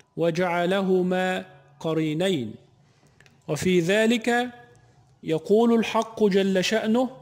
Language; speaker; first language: Arabic; native; Arabic